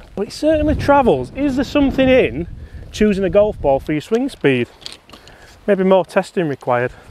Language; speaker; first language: English; native; English